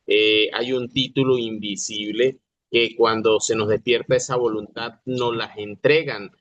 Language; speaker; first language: Spanish; native; Spanish